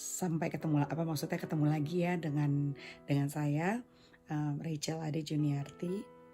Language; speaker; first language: Indonesian; native; Indonesian